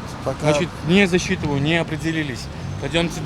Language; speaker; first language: Russian; native; Russian